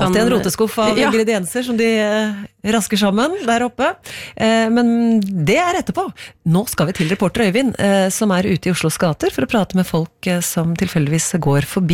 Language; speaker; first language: Norwegian; native; Norwegian